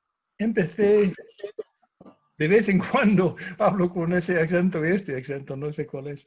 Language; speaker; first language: Spanish; non-native, fluent; English